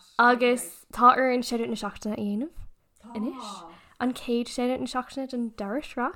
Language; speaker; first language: Irish; non-native, local second language; English